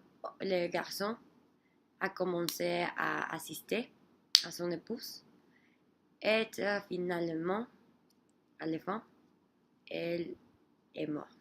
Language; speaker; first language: French; non-native, learner; Spanish